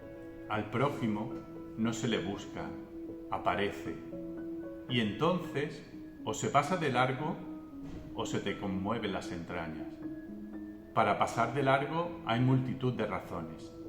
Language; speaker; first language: Spanish; native; Spanish